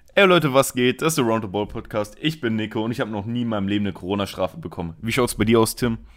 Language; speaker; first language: German; early bilingual, other home language; Spanish